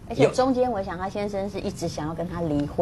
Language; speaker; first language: Chinese; native; Chinese